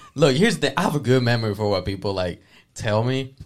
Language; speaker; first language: English; early bilingual, other home language; Spanish